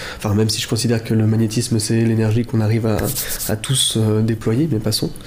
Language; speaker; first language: French; native; French